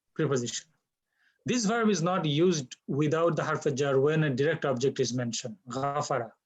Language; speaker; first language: English; non-native, local second language; Bangla